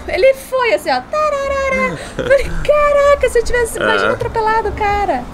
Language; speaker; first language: Portuguese; native; Portuguese